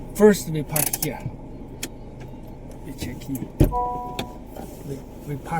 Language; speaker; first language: English; non-native, learner; Chinese